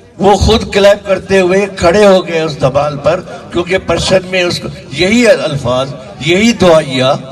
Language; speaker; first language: Urdu; non-native, local second language; Sindhi